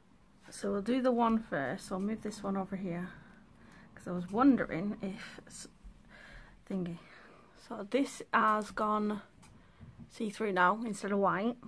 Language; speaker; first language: English; native; English